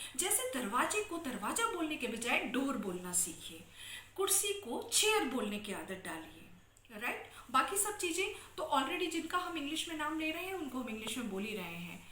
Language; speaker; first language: Hindi; native; Hindi